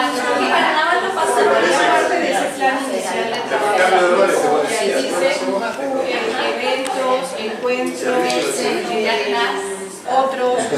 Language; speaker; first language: Spanish; non-native, learner; Portuguese